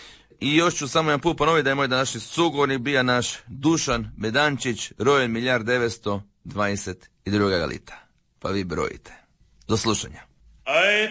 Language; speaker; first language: Serbian; native; Serbian